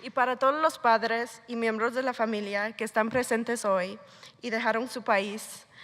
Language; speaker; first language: Spanish; early bilingual, heritage; Spanish